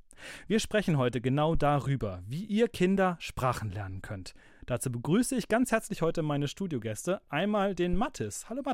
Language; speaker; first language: German; native; German